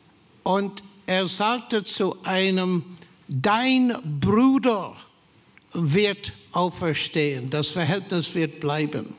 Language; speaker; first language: German; non-native, fluent; English